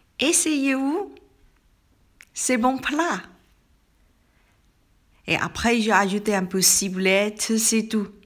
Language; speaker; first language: French; non-native, learner; Chinese